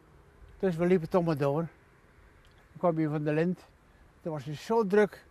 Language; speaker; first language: Dutch; native; Dutch